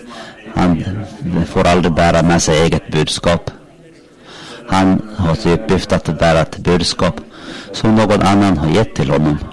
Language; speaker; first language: Swedish; non-native, local second language; Finnish